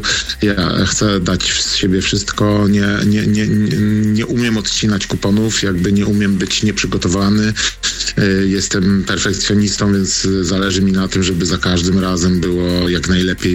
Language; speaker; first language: Polish; native; Polish